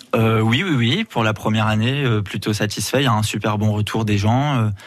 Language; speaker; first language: French; native; French